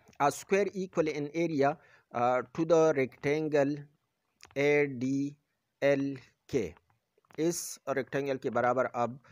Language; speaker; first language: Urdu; non-native, local second language; Pashto